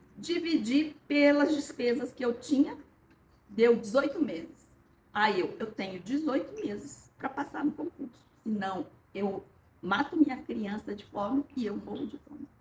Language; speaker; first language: Portuguese; early bilingual, other home language; Korean